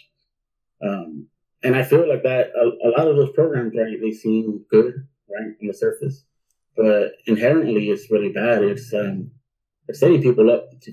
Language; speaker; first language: English; early bilingual, other home language; Spanish